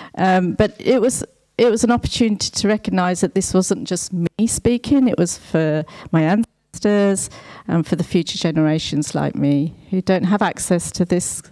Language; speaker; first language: English; native; English